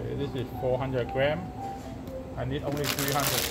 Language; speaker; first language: English; non-native, learner; Vietnamese